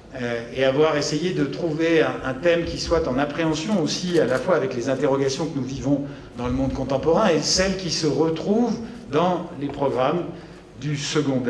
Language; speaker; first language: French; native; French